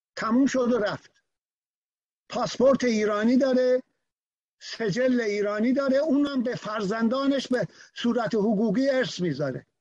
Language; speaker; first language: Persian; non-native, local second language; Azerbaijani